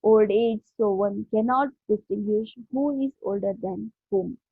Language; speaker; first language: English; non-native, local second language; Hindi